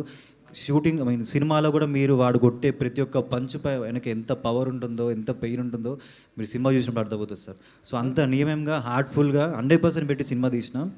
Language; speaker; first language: Telugu; native; Telugu